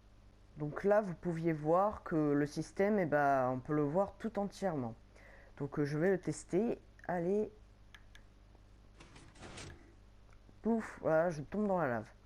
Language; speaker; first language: French; native; French